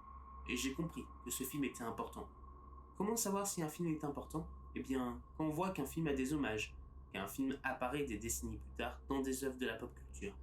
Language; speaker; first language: French; native; French